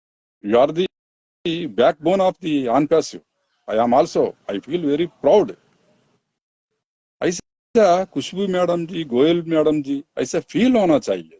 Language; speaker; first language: Hindi; non-native, local second language; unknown